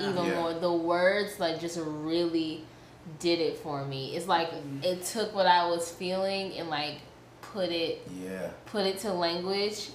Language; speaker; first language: English; native; English